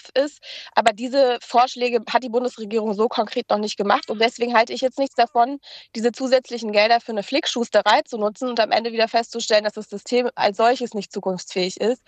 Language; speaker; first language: German; native; German